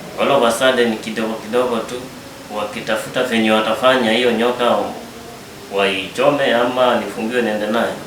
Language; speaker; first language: Swahili; non-native, local second language; Kamba